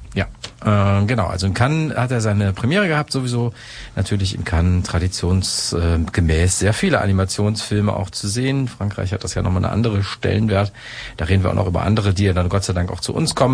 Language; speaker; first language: German; native; German